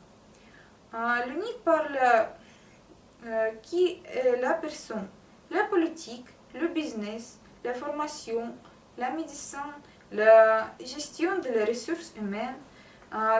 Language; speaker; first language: French; non-native, learner; Russian